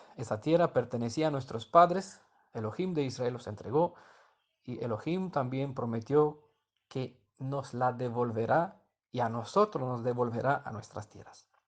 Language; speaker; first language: Spanish; non-native, fluent; Romanian